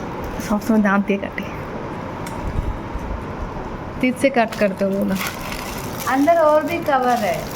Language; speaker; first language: Hindi; non-native, local second language; Bangla